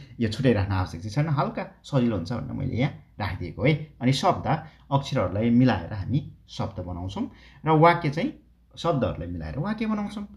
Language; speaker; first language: Nepali; native; Nepali